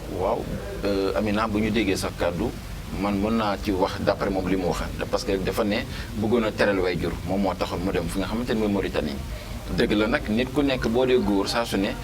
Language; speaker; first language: Wolof; native; Wolof